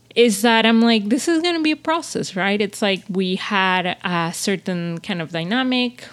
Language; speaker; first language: English; non-native, fluent; Spanish